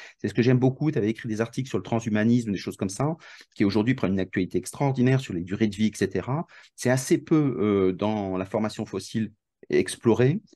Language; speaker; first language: French; native; French